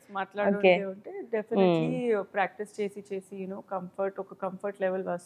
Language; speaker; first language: Telugu; non-native, learner; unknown